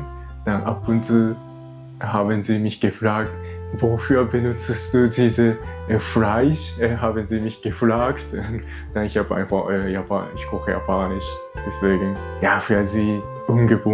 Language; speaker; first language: German; non-native, fluent; Japanese